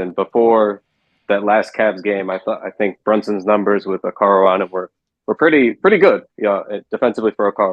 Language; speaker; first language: English; native; English